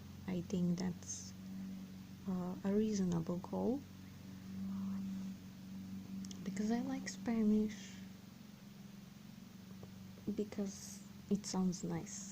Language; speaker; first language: English; non-native, fluent; Serbian